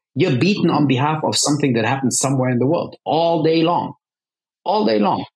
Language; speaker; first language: English; early bilingual, heritage; Arabic